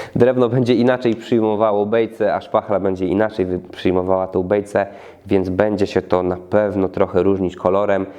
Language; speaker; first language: Polish; native; Polish